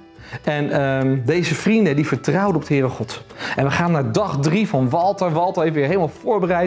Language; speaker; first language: Dutch; native; Dutch